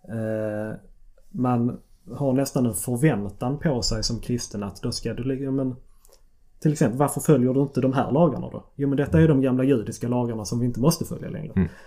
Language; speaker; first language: Swedish; native; Swedish